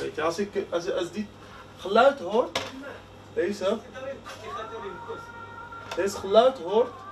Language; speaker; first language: Dutch; non-native, learner; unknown